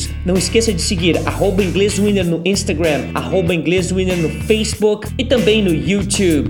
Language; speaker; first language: Portuguese; native; Portuguese